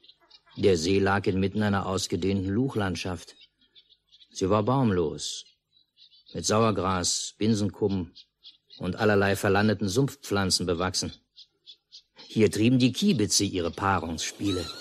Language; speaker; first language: German; native; German